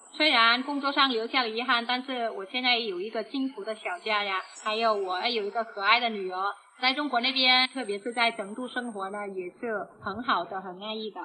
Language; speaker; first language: Chinese; non-native, fluent; Vietnamese